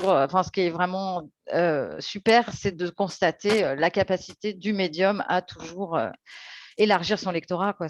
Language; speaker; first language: French; native; French